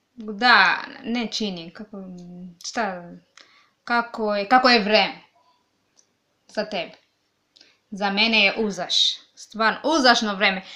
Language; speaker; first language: Serbian; non-native, learner; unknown